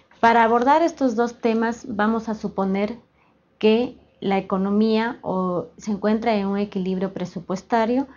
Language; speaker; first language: Spanish; native; Spanish